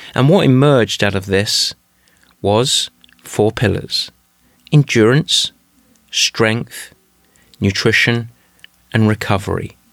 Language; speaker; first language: English; native; English